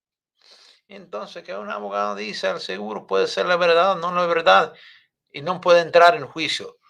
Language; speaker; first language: Spanish; non-native, fluent; English